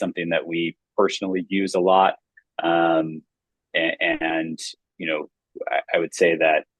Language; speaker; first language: English; native; English